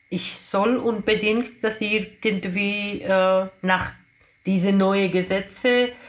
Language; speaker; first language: German; non-native, fluent; Georgian